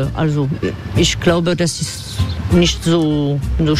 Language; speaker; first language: German; non-native, fluent; French